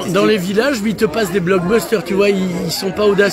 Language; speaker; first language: French; native; French